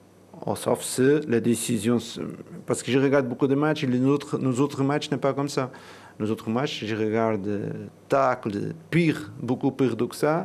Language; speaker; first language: French; non-native, learner; Portuguese